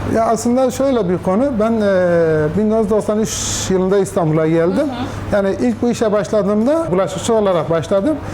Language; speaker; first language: Turkish; native; Turkish